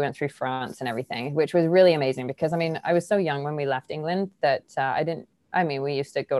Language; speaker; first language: English; native; English